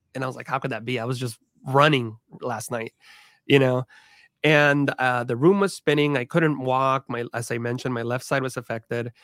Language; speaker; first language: English; early bilingual, other home language; Spanish